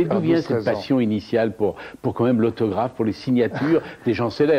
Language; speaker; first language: French; native; French